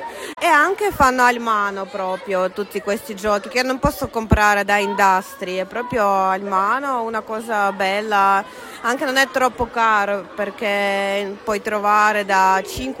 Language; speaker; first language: Italian; non-native, learner; Russian